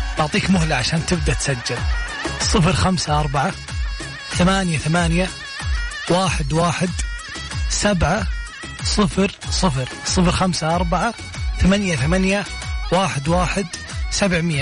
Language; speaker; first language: Arabic; native; Arabic